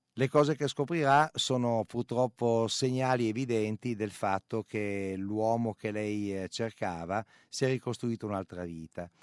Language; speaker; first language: Italian; native; Italian